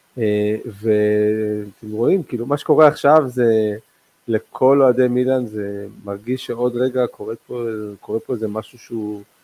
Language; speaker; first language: Hebrew; non-native, local second language; Arabic